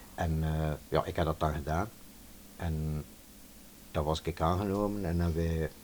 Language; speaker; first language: Dutch; native; Dutch